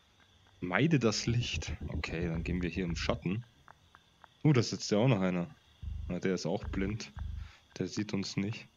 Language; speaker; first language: German; native; German